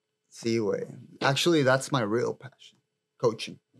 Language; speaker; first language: English; early bilingual, other home language; Spanish